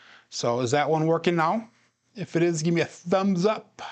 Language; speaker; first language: English; native; English